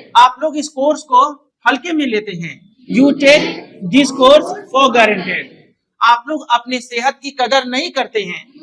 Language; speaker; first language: Hindi; native; Hindi